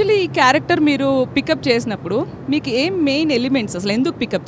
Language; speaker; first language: Telugu; native; Telugu